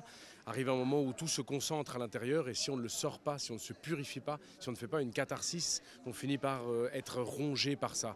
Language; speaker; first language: French; early bilingual, heritage; Spanish